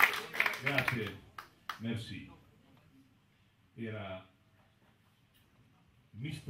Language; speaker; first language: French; non-native, learner; Italian